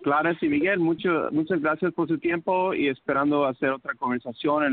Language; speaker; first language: Spanish; early bilingual, heritage; English